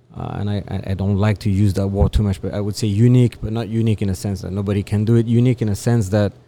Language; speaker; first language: English; non-native, fluent; French